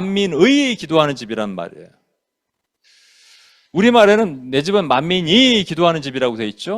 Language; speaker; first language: Korean; native; Korean